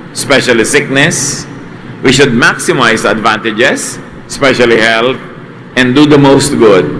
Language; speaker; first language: English; non-native, local second language; Filipino